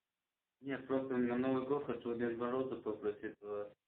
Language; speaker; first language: Russian; non-native, local second language; Tajik